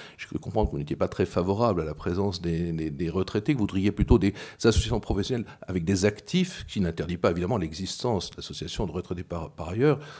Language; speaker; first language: French; native; French